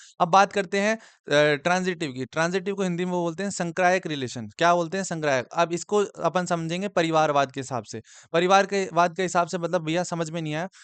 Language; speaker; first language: Hindi; native; Hindi